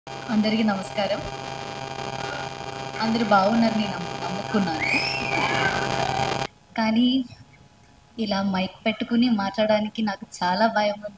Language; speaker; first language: Telugu; non-native, learner; Malayalam